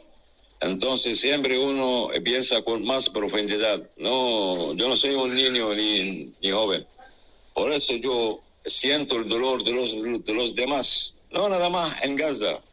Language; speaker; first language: Spanish; non-native, fluent; Arabic